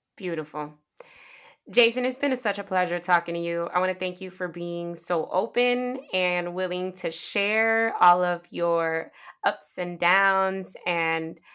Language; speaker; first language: English; early bilingual, other home language; Spanish